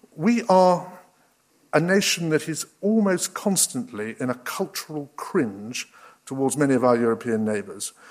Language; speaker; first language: English; native; English